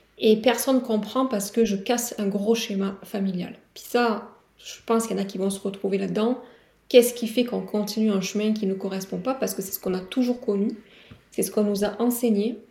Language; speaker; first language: French; native; French